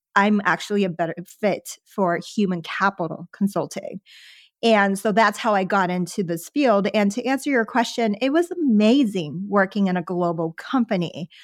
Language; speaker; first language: English; early bilingual, other home language; Chinese